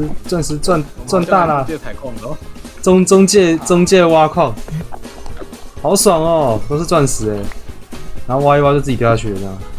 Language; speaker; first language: Chinese; native; Chinese